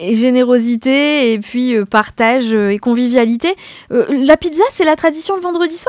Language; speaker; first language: French; native; French